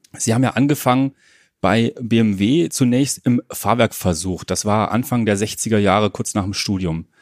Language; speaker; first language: German; native; German